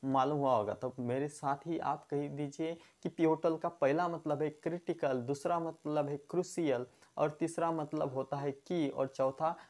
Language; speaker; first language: Hindi; non-native, local second language; Marathi